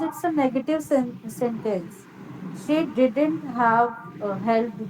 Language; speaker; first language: English; non-native, learner; Hindi